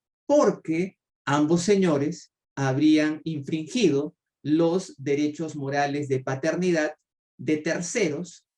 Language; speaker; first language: Spanish; native; Spanish